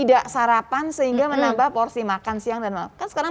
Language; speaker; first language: Indonesian; native; Indonesian